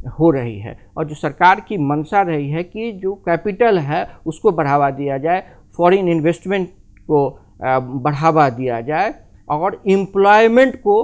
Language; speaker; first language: Hindi; native; Hindi